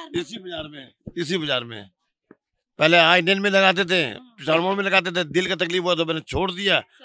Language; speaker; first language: Urdu; non-native, fluent; Bangla